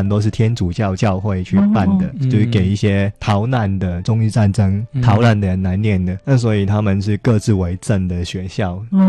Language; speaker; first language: Chinese; non-native, local second language; Cantonese